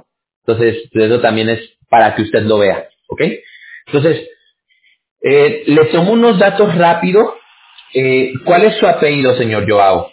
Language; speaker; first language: Spanish; native; Spanish